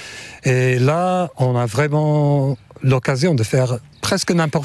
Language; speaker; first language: French; non-native, fluent; English